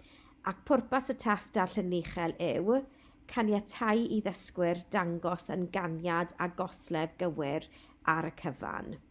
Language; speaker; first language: Welsh; non-native, local second language; English